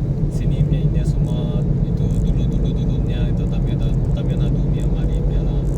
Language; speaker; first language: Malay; non-native, local second language; Chinese